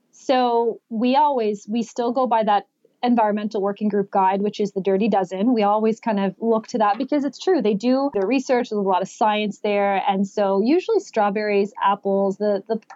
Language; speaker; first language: English; native; English